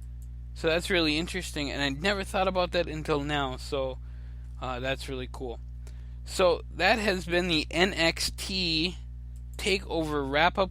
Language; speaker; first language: English; native; English